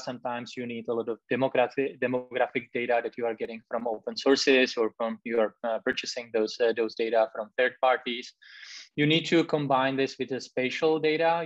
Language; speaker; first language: English; non-native, fluent; Czech